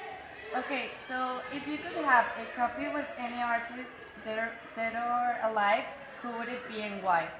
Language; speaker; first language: English; non-native, learner; Spanish